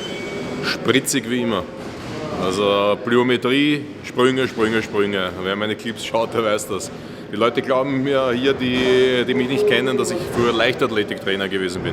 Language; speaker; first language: German; native; German